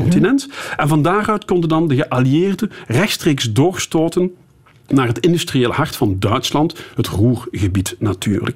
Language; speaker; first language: Dutch; native; Dutch